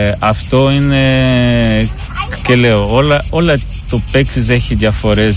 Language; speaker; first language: Greek; non-native, learner; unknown